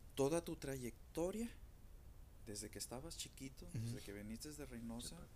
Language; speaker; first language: Spanish; early bilingual, heritage; Spanish